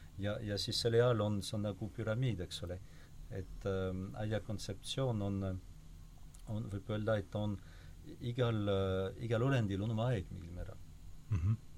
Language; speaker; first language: Estonian; non-native, fluent; French